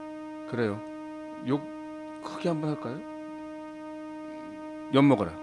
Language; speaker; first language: Korean; native; Korean